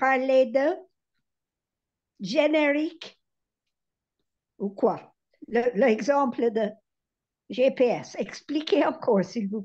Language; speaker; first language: French; non-native, fluent; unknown